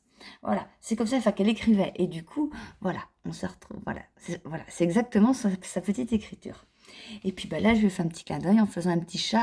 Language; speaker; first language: French; native; French